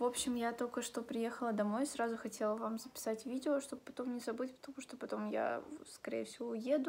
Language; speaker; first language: Russian; native; Russian